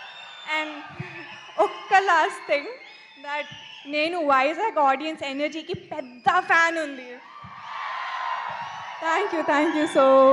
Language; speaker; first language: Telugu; non-native, learner; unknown